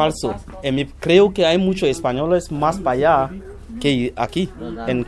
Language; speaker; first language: Spanish; non-native, fluent; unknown